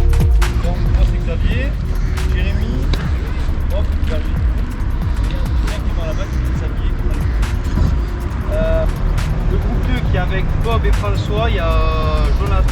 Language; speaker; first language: French; native; French